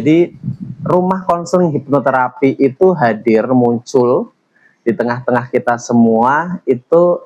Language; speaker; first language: Indonesian; native; Indonesian